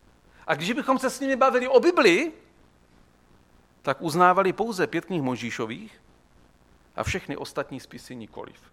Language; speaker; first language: Czech; native; Czech